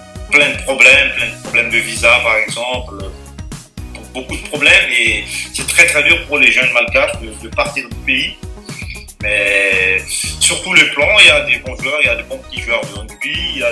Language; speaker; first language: French; non-native, local second language; Malagasy